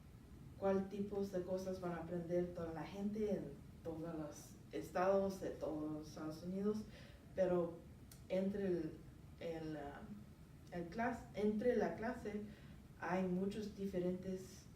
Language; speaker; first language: Spanish; non-native, learner; English